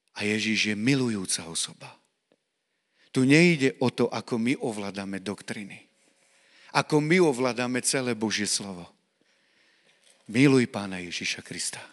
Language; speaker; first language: Slovak; non-native, local second language; Romany